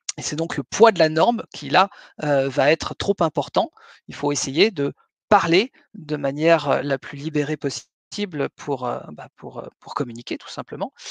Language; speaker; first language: French; native; French